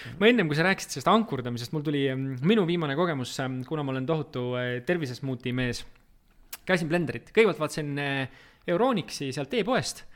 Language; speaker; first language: Estonian; native; Estonian